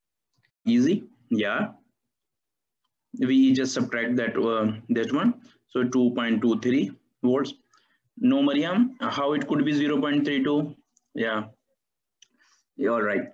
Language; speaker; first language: English; non-native, fluent; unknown